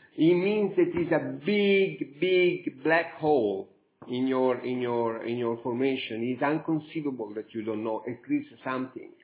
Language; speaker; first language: English; non-native, fluent; Italian